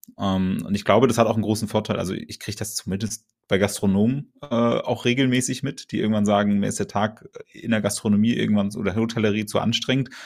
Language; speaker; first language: German; native; German